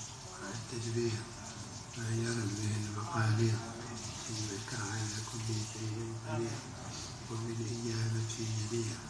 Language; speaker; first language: Arabic; non-native, fluent; Indonesian